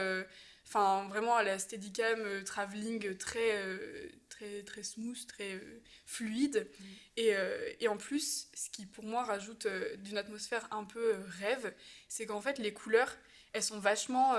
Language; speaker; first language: French; native; French